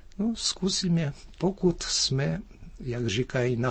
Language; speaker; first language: Czech; early bilingual, heritage; Czech